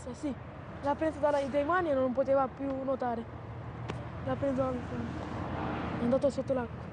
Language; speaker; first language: Italian; non-native, learner; Romanian